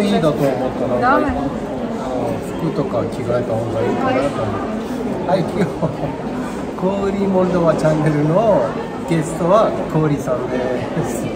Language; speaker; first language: Japanese; non-native, fluent; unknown